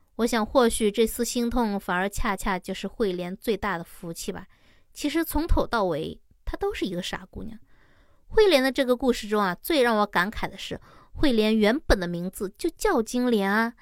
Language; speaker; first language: Chinese; native; Chinese